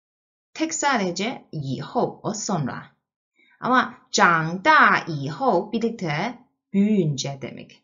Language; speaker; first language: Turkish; non-native, fluent; Chinese